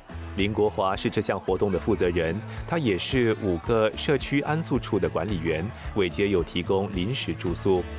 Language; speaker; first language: Chinese; native; Chinese